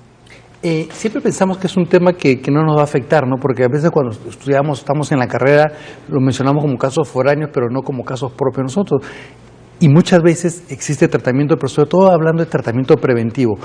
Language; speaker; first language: Spanish; native; Spanish